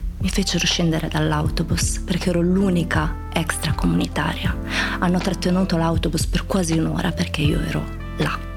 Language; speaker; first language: Italian; early bilingual, other home language; Croatian